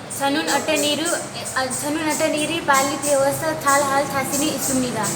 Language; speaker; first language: Korean; non-native, learner; Nepali